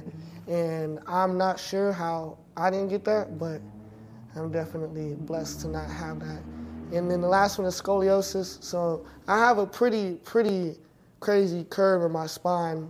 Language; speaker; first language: English; native; English